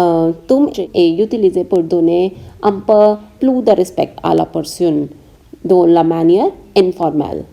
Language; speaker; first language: French; non-native, fluent; Hindi